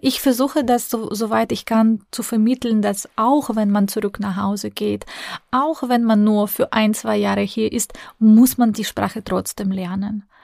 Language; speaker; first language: German; non-native, fluent; Russian